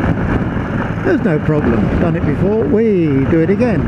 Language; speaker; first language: English; native; English